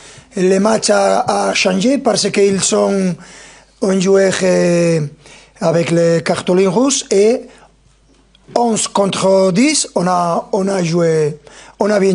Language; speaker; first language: French; non-native, fluent; Spanish